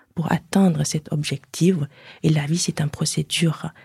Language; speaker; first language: French; non-native, fluent; Chinese